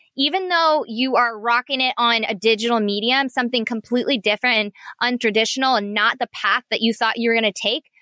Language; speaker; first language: English; native; English